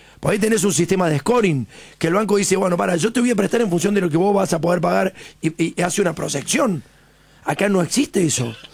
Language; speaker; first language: Spanish; native; Spanish